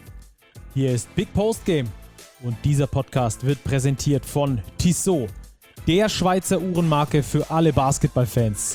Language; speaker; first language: German; native; German